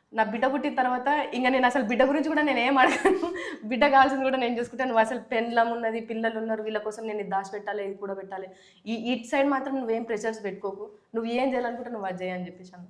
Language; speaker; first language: Telugu; native; Telugu